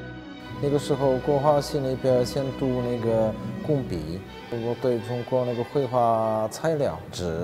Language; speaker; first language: Chinese; non-native, fluent; Czech